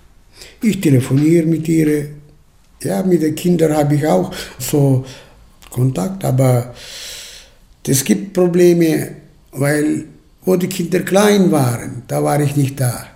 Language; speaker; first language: German; early bilingual, heritage; German